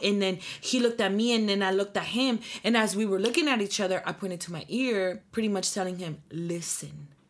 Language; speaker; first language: English; early bilingual, other home language; Spanish